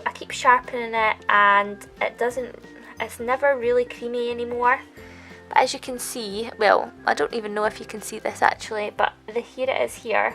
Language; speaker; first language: English; native; English